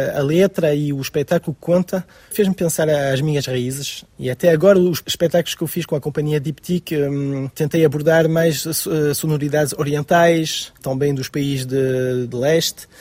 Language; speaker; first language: Portuguese; early bilingual, heritage; French